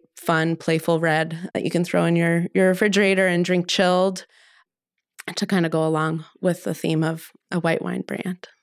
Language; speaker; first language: English; native; English